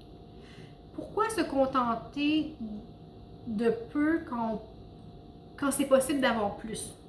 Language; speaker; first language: French; native; French